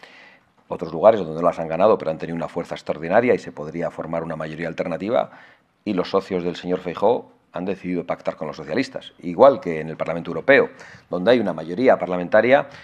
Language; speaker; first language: Spanish; native; Spanish